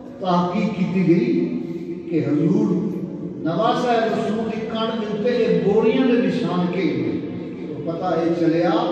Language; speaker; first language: Urdu; non-native, local second language; Punjabi